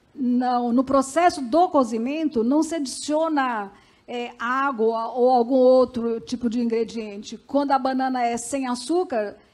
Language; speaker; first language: Portuguese; early bilingual, other home language; Macedonian